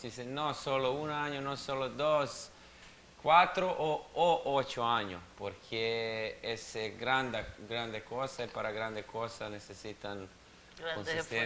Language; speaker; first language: Spanish; non-native, learner; Serbian